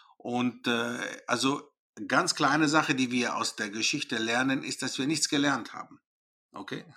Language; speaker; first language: German; early bilingual, other home language; Greek